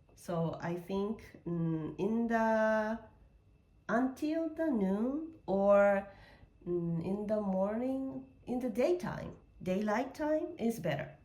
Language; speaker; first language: English; non-native, learner; Japanese